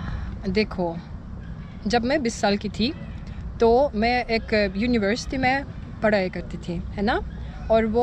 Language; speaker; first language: Hindi; non-native, fluent; Russian